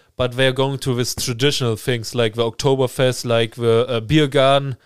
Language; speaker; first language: English; non-native, fluent; German